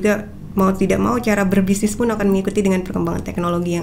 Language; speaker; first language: Indonesian; native; Indonesian